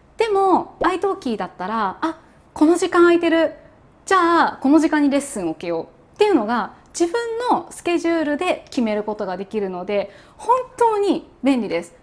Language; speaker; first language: Japanese; native; Japanese